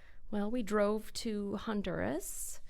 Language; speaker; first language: English; native; English